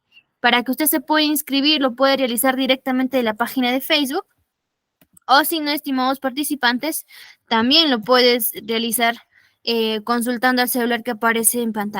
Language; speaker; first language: Spanish; native; Spanish